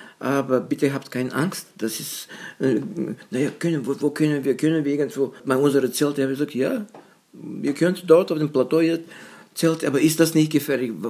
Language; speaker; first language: German; non-native, fluent; Bulgarian